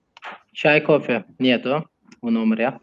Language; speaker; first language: Russian; non-native, learner; Turkish